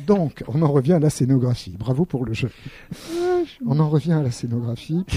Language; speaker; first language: French; native; French